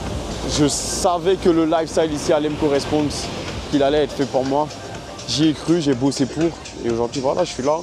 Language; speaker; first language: French; native; French